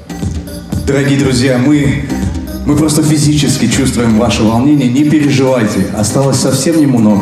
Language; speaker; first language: Russian; native; Russian